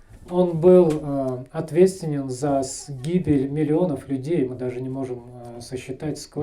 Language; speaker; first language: Russian; native; Russian